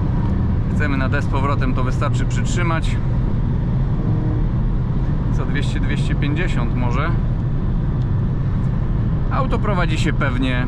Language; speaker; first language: Polish; native; Polish